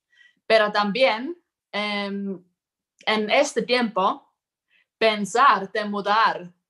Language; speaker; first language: Spanish; non-native, fluent; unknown